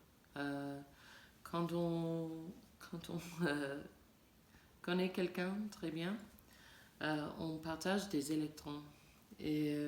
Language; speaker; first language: French; non-native, learner; English